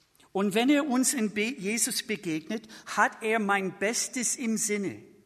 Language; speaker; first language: German; non-native, fluent; English